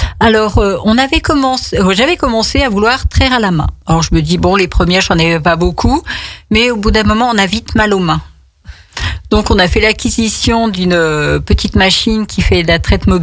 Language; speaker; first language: French; native; French